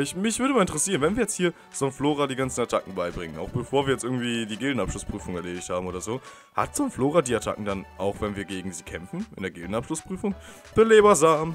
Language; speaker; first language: German; native; German